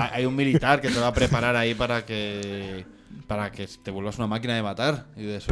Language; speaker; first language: Spanish; native; Spanish